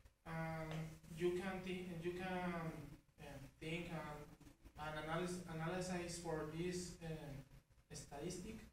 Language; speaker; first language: English; non-native, learner; Spanish